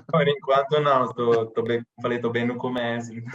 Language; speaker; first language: Portuguese; non-native, fluent; Italian